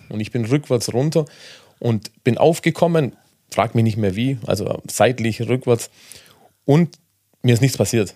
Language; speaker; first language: German; native; German